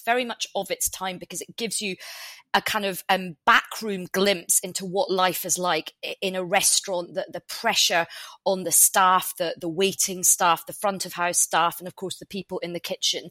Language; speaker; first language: English; native; English